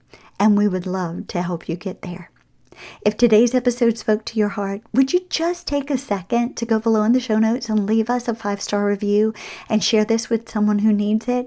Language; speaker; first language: English; native; English